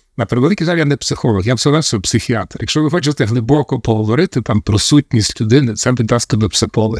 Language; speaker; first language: Ukrainian; native; Ukrainian